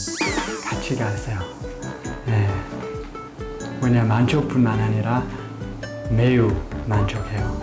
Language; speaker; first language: Korean; non-native, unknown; English